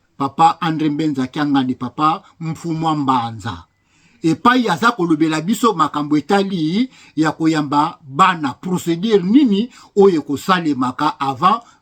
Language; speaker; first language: Lingala; non-native, local second language; Kongo